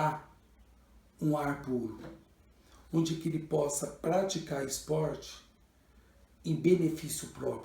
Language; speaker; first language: Portuguese; native; Portuguese